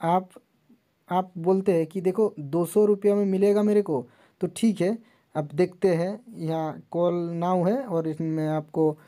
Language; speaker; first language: Hindi; non-native, local second language; Bangla